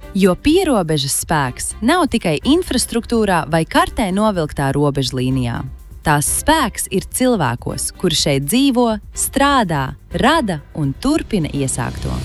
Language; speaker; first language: Latvian; native; Latvian